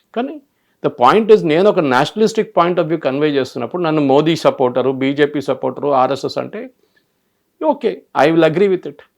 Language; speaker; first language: Telugu; non-native, local second language; Malayalam